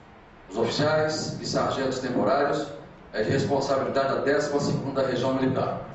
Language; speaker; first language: Portuguese; native; Portuguese